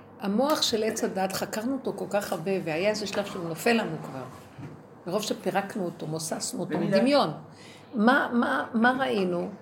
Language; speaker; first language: Hebrew; native; Hebrew